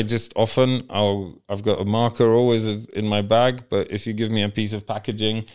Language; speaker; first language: English; early bilingual, other home language; Polish